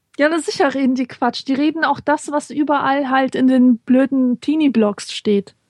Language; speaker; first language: German; early bilingual, other home language; Polish